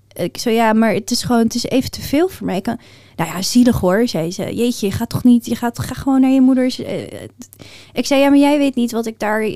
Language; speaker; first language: Dutch; early bilingual, other home language; Persian